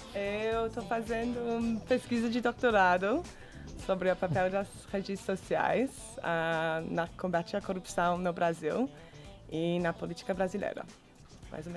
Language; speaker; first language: Portuguese; non-native, fluent; English